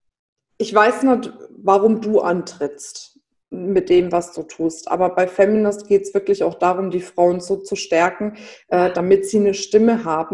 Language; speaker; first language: German; native; German